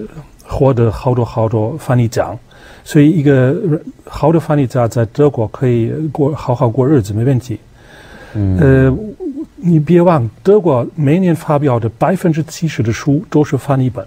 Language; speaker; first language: Chinese; non-native, fluent; German